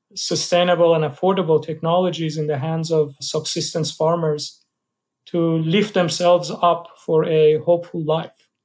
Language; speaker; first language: English; non-native, fluent; Persian